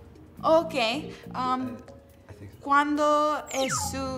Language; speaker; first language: Spanish; early bilingual, heritage; English